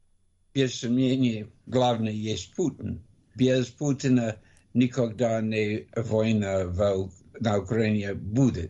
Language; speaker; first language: Russian; non-native, learner; English